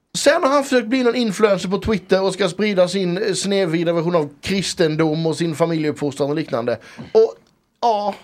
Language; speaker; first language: Swedish; native; Swedish